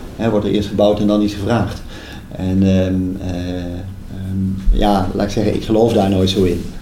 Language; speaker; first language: Dutch; native; Dutch